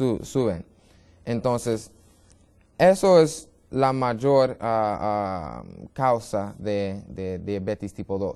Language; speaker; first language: Spanish; non-native, learner; English